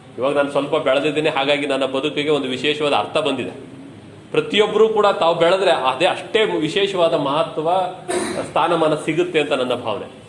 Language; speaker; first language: Kannada; native; Kannada